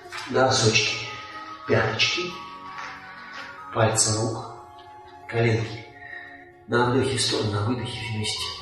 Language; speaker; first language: Russian; native; Russian